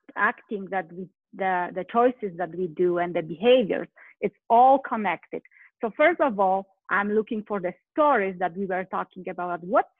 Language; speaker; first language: English; non-native, fluent; Polish